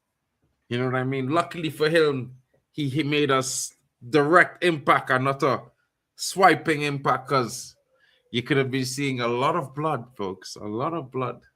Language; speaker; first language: English; native; English